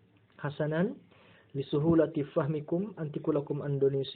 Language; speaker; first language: Arabic; non-native, fluent; Indonesian